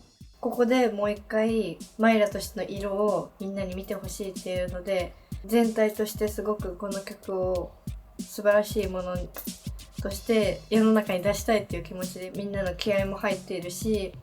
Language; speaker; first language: Japanese; native; Japanese